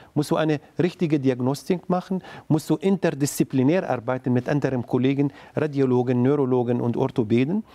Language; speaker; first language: German; non-native, fluent; Arabic